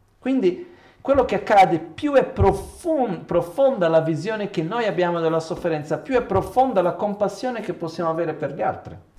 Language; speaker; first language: Italian; non-native, fluent; Portuguese